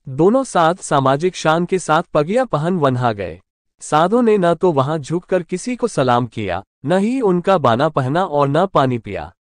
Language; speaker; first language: Hindi; native; Hindi